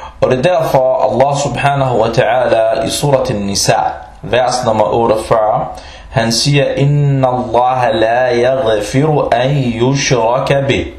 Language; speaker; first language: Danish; early bilingual, other home language; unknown